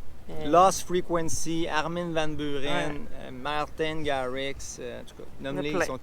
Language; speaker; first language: French; native; French